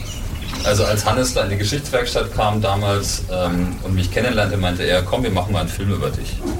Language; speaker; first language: German; native; German